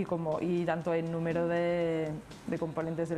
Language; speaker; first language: Spanish; native; Spanish